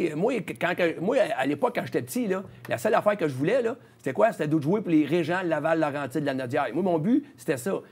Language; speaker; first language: French; native; French